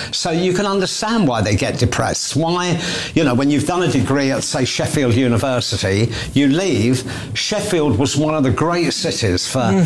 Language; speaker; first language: English; native; English